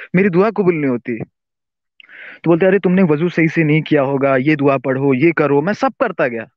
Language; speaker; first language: Hindi; non-native, local second language; Urdu